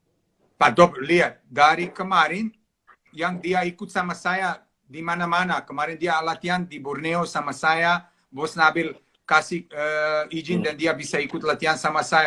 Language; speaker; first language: Indonesian; non-native, fluent; Serbian